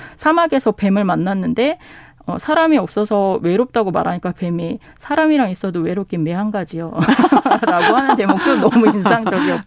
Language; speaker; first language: Korean; native; Korean